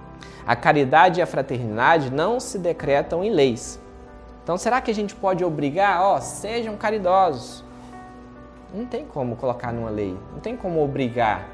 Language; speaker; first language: Portuguese; native; Portuguese